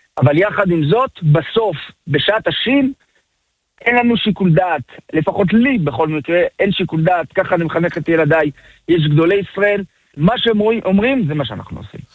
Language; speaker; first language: Hebrew; early bilingual, other home language; French